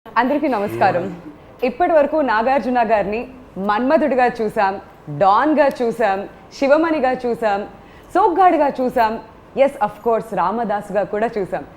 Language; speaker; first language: Telugu; native; Telugu